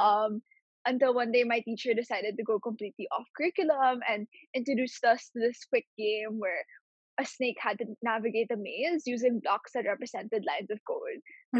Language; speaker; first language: English; non-native, local second language; Filipino